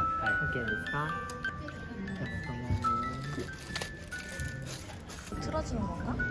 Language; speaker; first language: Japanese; non-native, learner; Korean